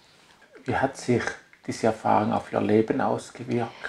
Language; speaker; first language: German; native; German